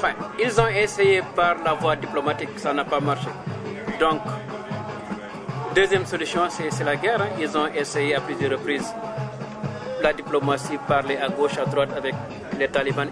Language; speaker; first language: French; non-native, local second language; Wolof